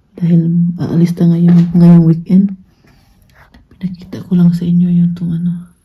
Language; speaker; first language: Filipino; non-native, local second language; Cebuano